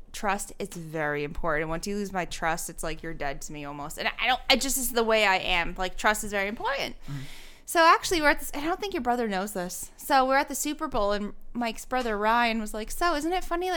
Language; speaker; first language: English; native; English